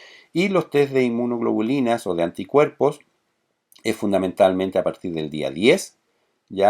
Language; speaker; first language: Spanish; native; Spanish